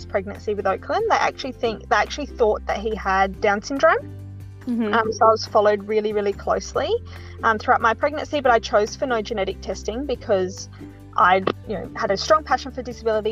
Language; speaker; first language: English; native; English